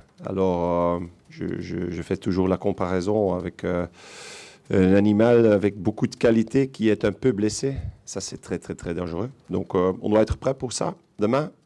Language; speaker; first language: French; non-native, local second language; Dutch